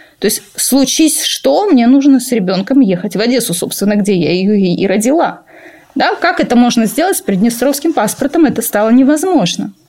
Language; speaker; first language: Russian; native; Russian